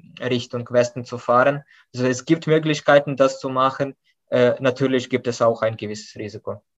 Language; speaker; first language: German; non-native, fluent; Ukrainian